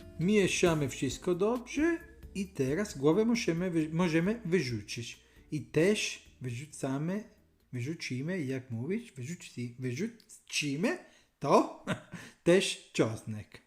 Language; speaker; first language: Polish; non-native, learner; Italian